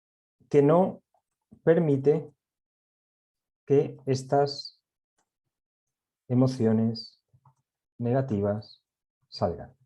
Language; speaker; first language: Spanish; native; Spanish